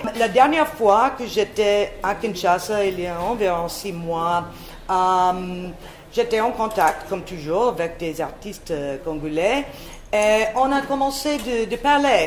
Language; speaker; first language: French; non-native, fluent; English